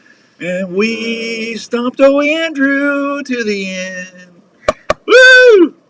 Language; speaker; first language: English; native; English